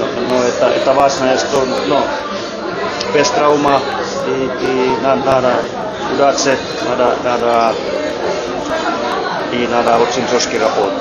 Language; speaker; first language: Russian; non-native, learner; Finnish